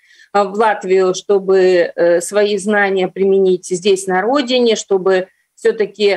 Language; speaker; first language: Russian; native; Russian